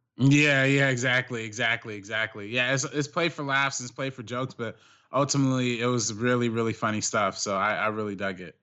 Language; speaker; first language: English; native; English